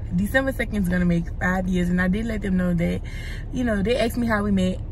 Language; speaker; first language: English; native; English